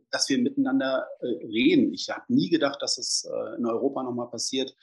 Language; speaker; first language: German; native; German